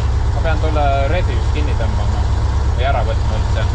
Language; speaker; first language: Estonian; native; Estonian